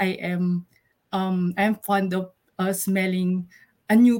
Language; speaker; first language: English; non-native, local second language; Pampanga